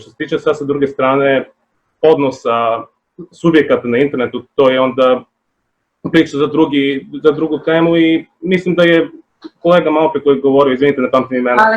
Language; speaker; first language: Bosnian; native; Bosnian